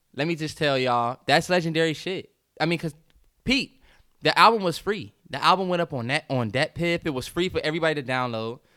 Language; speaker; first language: English; native; English